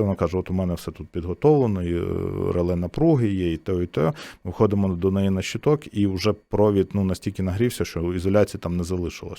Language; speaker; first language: Ukrainian; native; Ukrainian